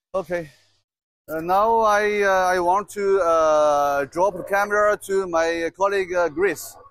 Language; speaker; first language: English; non-native, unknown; Chinese